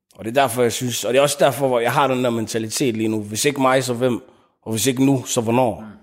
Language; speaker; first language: Danish; early bilingual, other home language; Tigrinya